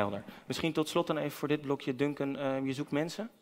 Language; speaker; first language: Dutch; native; Dutch